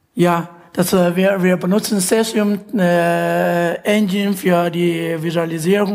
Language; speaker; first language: German; non-native, fluent; Chinese